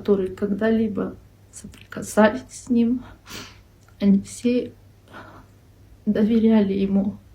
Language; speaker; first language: Russian; non-native, local second language; Kyrgyz